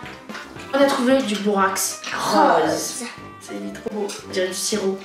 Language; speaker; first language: French; native; French